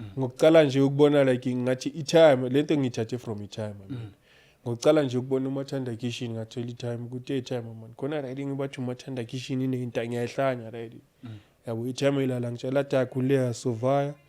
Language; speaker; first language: Zulu; native; Zulu